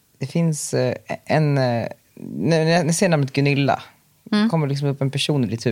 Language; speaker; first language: Swedish; native; Swedish